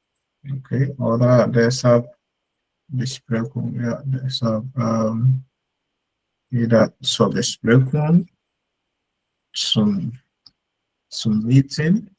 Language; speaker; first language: German; non-native, fluent; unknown